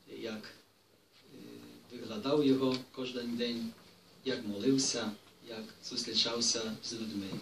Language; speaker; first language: Ukrainian; non-native, fluent; Polish